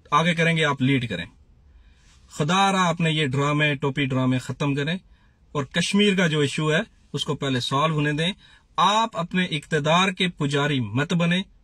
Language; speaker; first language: Urdu; non-native, local second language; Punjabi